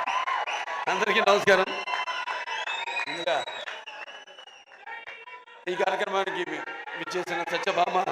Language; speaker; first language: Telugu; native; Telugu